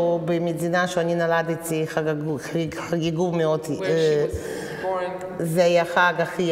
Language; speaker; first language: Hebrew; non-native, fluent; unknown